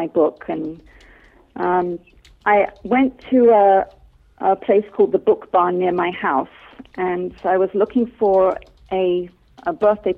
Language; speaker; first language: English; native; English